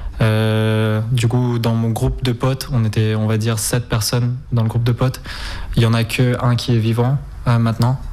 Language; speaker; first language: French; non-native, fluent; Spanish